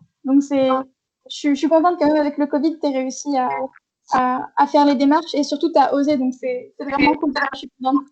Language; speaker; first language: French; native; French